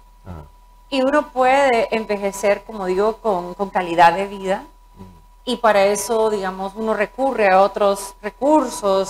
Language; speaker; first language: Spanish; native; Spanish